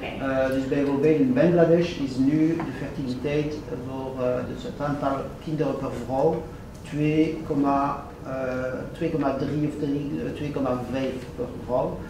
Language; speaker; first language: Dutch; non-native, fluent; French